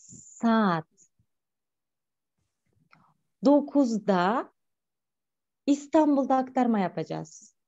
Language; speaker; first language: Turkish; non-native, fluent; Kyrgyz